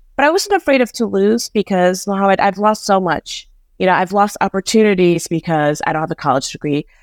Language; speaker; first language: English; early bilingual, other home language; Persian